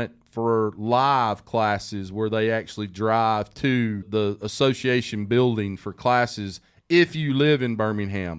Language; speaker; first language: English; native; English